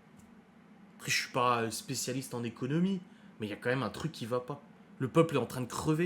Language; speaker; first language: French; native; French